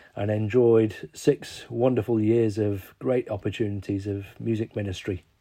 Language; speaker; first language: English; native; English